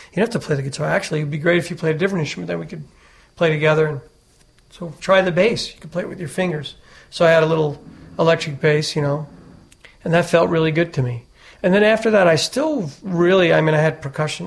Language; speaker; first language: English; native; English